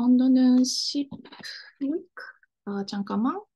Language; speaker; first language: Korean; non-native, learner; Japanese